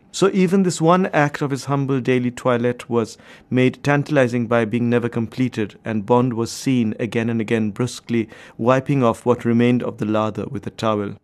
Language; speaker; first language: English; non-native, local second language; Bangla